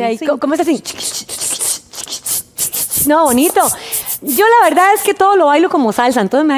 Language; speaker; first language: Spanish; native; Spanish